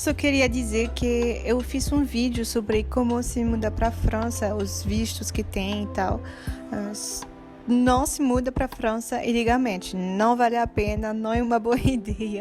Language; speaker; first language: Portuguese; non-native, fluent; French